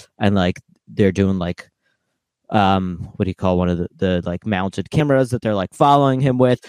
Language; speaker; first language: English; early bilingual, other home language; Russian